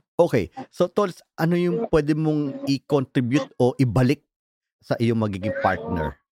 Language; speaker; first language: Filipino; native; Filipino